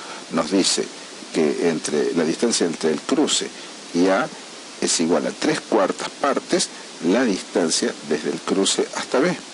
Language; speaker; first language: Spanish; native; Spanish